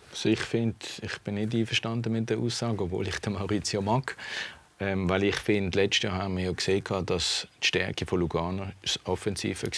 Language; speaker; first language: German; native; German